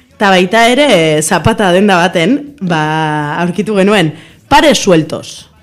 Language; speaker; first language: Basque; non-native, local second language; Spanish